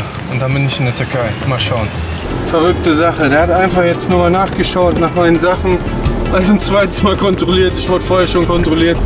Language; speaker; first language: German; native; German